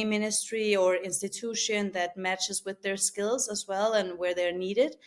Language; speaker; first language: English; non-native, fluent; Albanian